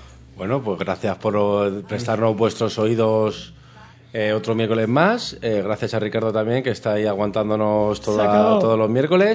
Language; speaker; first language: Spanish; native; Spanish